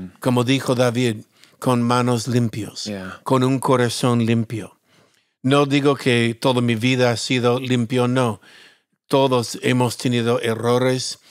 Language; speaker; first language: Spanish; non-native, fluent; English